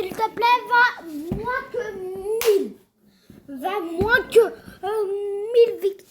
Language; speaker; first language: French; native; French